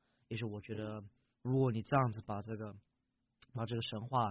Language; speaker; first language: Chinese; early bilingual, heritage; English